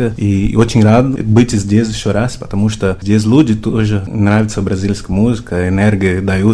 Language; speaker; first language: Russian; non-native, learner; Portuguese